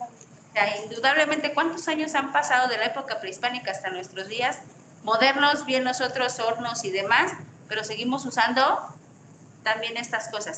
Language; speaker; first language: Spanish; native; Spanish